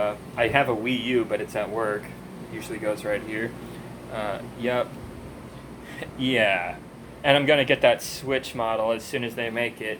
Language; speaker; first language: English; native; English